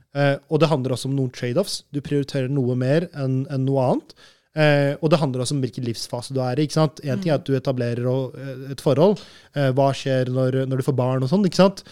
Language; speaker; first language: Norwegian; early bilingual, other home language; Urdu